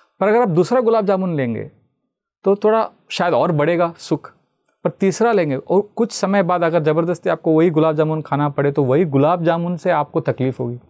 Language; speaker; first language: Hindi; non-native, local second language; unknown